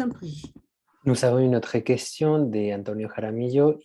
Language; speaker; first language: French; non-native, fluent; Spanish